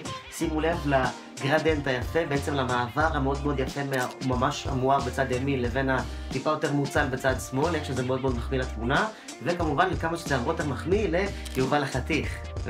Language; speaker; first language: Hebrew; native; Hebrew